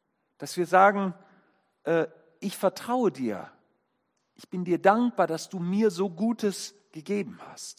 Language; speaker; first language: German; native; German